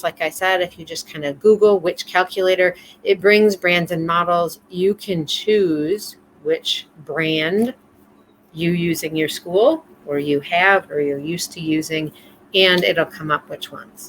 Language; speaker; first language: English; native; English